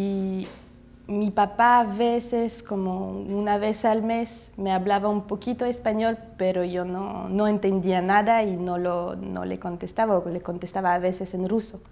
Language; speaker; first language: Spanish; non-native, fluent; Russian